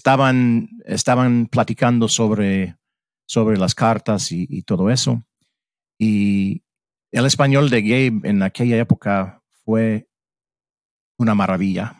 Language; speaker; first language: Spanish; early bilingual, heritage; English